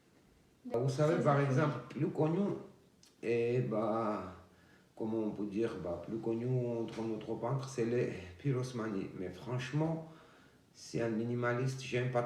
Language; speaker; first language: French; non-native, learner; Georgian